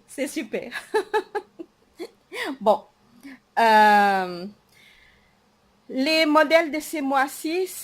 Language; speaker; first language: French; non-native, fluent; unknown